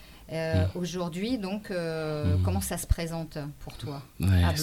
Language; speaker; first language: French; native; French